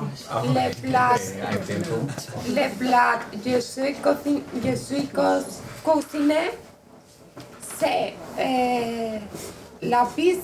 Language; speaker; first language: French; non-native, learner; Spanish